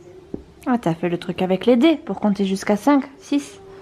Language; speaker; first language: French; native; French